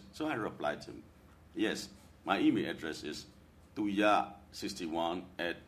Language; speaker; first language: English; non-native, learner; Burmese